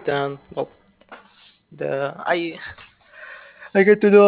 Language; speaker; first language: English; non-native, fluent; Spanish